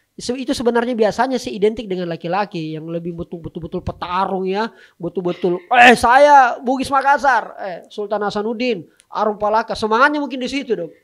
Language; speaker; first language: Indonesian; native; Indonesian